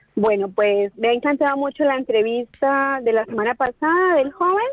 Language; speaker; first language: Spanish; native; Spanish